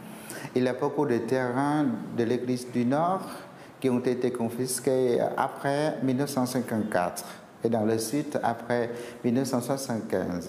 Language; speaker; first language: French; non-native, fluent; Vietnamese